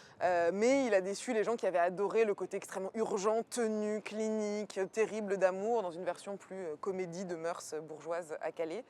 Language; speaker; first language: French; native; French